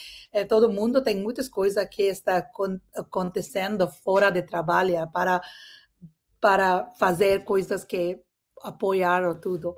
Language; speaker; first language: Portuguese; non-native, learner; English